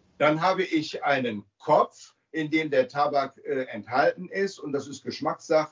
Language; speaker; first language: German; native; German